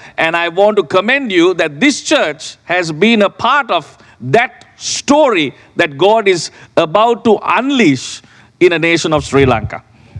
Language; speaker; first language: English; non-native, local second language; Sinhala